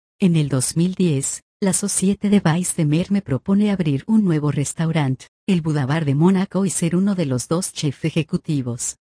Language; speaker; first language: Spanish; native; Spanish